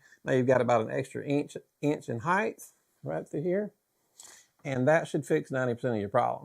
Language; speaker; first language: English; native; English